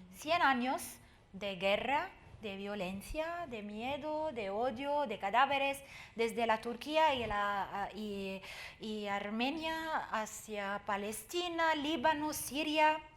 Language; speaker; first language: Spanish; non-native, fluent; Arabic